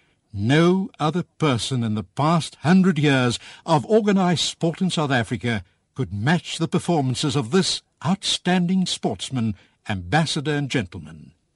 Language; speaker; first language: English; non-native, local second language; Afrikaans